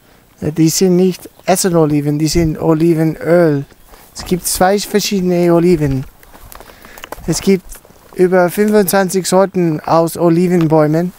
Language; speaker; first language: German; early bilingual, heritage; English